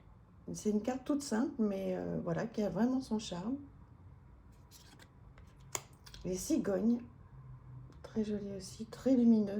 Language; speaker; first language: French; native; French